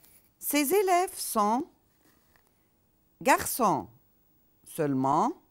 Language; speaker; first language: French; non-native, fluent; Arabic